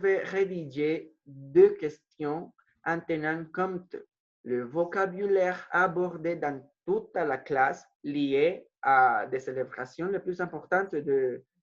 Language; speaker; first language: French; non-native, fluent; Spanish